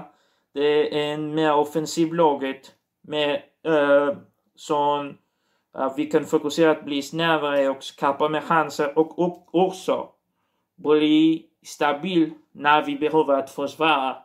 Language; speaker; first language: Swedish; non-native, learner; Portuguese